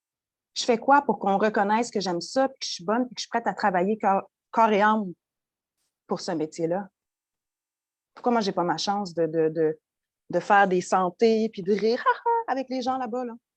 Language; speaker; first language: French; native; French